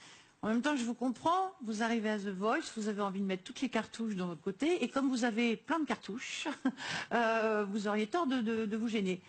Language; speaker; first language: French; native; French